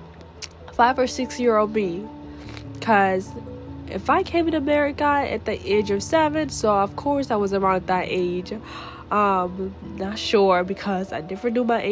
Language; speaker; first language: English; early bilingual, other home language; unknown